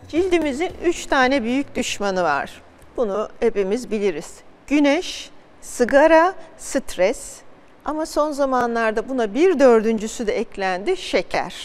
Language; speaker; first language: Turkish; native; Turkish